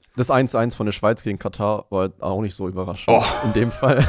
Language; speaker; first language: German; native; German